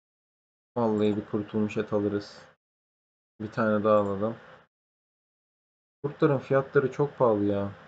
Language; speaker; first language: Turkish; native; Turkish